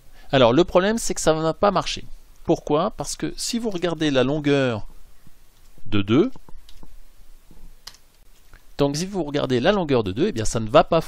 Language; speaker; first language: French; native; French